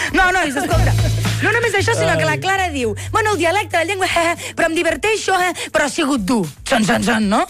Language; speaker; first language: Catalan; native; Catalan